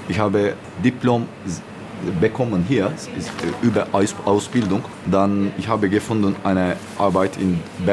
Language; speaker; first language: German; non-native, learner; Turkish